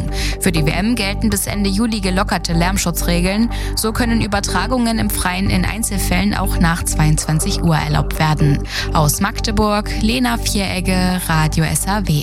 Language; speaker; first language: German; native; German